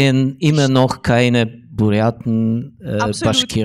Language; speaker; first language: German; non-native, fluent; Ukrainian